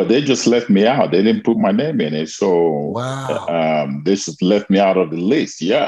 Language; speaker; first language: English; non-native, local second language; Igbo